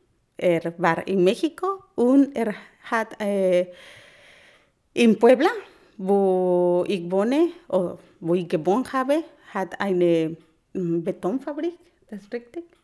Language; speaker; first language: German; non-native, learner; Spanish